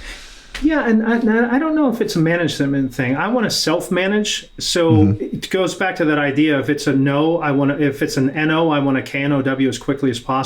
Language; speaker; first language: English; native; English